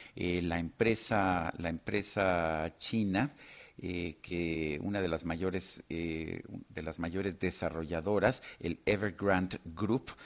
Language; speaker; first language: Spanish; native; Spanish